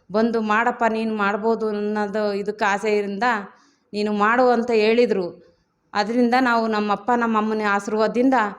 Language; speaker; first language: Kannada; native; Kannada